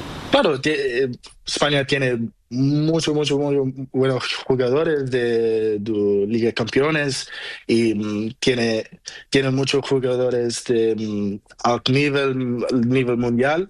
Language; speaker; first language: Spanish; non-native, learner; Portuguese